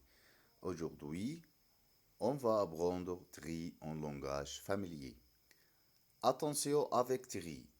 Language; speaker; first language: French; non-native, fluent; Arabic